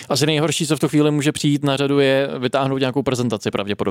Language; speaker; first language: Czech; native; Czech